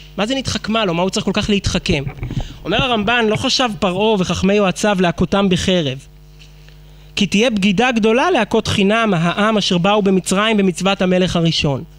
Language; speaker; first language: Hebrew; native; Hebrew